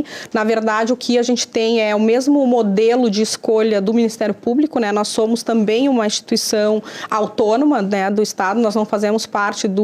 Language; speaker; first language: Portuguese; native; Portuguese